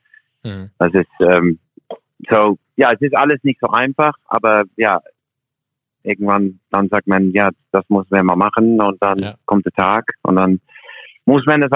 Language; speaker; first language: German; non-native, fluent; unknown